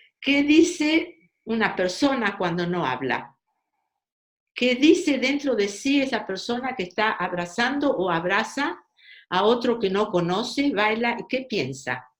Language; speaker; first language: Spanish; native; Spanish